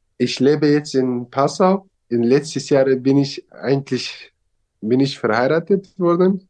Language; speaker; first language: German; non-native, fluent; Kurdish